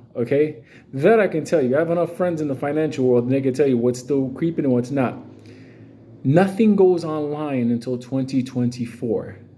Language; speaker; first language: English; native; English